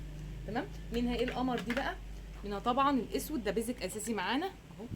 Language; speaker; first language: Arabic; native; Arabic